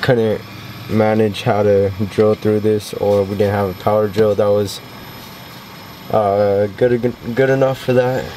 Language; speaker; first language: English; native; English